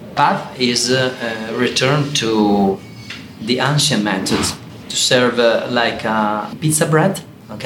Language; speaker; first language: English; non-native, learner; Italian